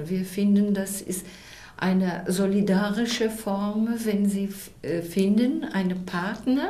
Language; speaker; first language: German; non-native, learner; Portuguese